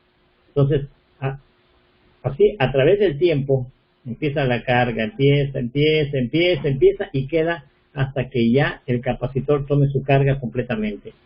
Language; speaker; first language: Spanish; native; Spanish